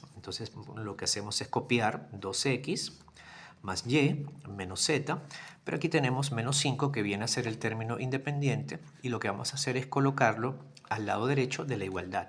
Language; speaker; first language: Spanish; native; Spanish